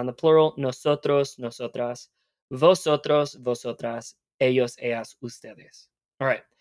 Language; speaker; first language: Spanish; non-native, fluent; English